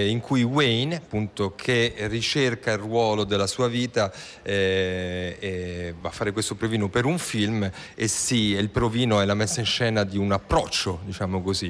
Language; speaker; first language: Italian; native; Italian